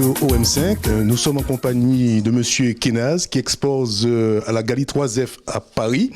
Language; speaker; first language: French; native; French